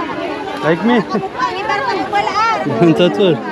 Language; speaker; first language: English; non-native, learner; French